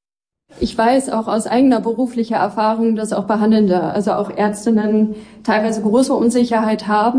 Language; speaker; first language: German; native; German